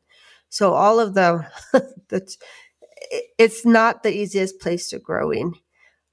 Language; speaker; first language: English; native; English